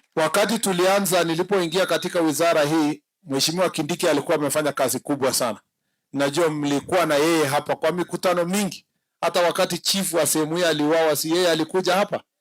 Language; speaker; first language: Swahili; non-native, local second language; Kalenjin